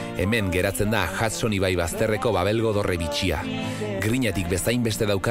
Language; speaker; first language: Basque; native; Basque